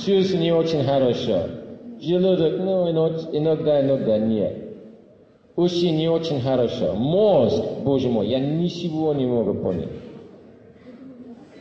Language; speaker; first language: Russian; non-native, fluent; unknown